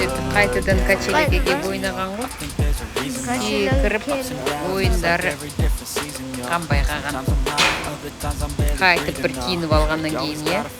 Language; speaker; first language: Kazakh; native; Kazakh